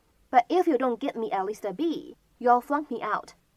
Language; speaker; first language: English; non-native, fluent; Chinese